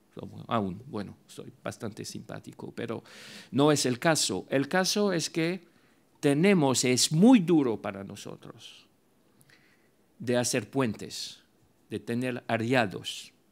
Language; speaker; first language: Spanish; non-native, fluent; French